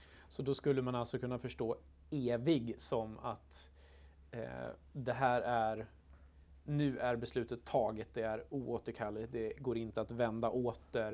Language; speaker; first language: Swedish; native; Swedish